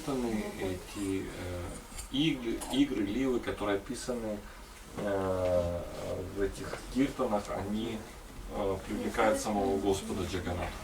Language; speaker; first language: Russian; native; Russian